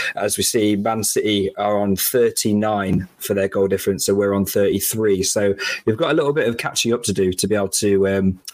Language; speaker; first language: English; native; English